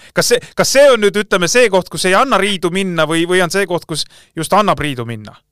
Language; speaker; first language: Estonian; native; Estonian